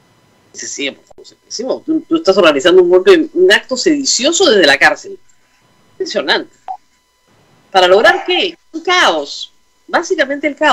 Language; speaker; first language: Spanish; native; Spanish